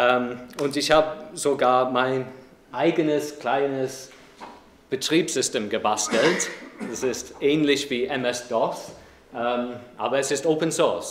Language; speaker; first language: German; non-native, fluent; English